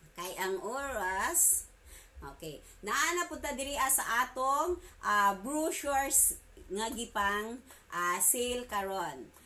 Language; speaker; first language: Cebuano; native; Cebuano